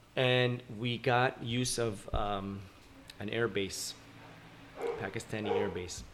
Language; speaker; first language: English; early bilingual, other home language; Spanish